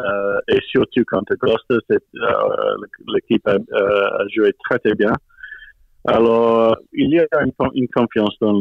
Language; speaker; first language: French; non-native, fluent; English